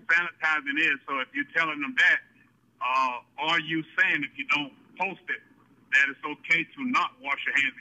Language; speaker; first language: English; native; English